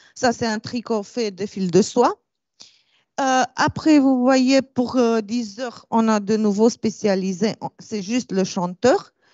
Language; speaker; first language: French; non-native, fluent; Romanian